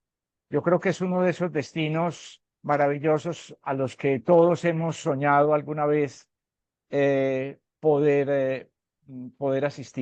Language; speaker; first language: Spanish; native; Spanish